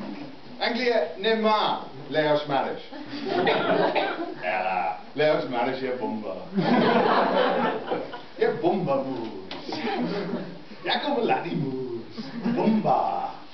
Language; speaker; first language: Czech; non-native, learner; English